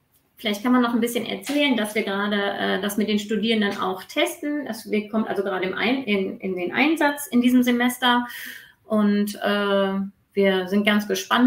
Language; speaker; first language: German; native; German